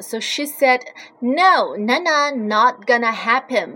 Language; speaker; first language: English; non-native, fluent; Chinese